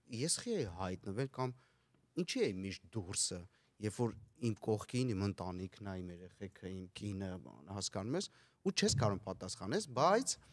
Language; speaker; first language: Armenian; native; Armenian